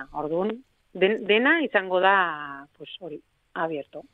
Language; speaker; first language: Basque; non-native, local second language; Spanish